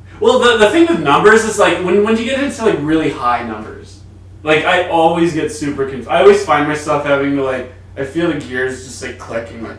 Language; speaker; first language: English; native; English